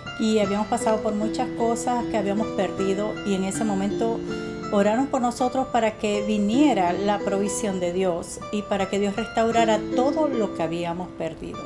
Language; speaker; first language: Spanish; native; Spanish